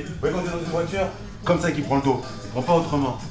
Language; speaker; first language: French; native; French